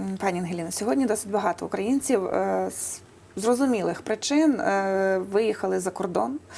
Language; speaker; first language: Ukrainian; native; Ukrainian